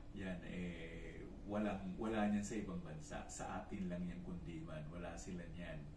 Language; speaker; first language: Filipino; native; Filipino